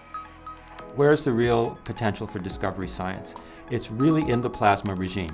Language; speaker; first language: English; native; English